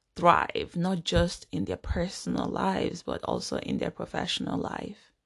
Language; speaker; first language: English; non-native, local second language; Igbo